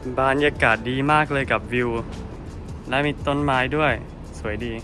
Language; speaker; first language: Thai; non-native, fluent; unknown